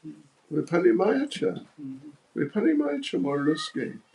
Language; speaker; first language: Russian; non-native, learner; English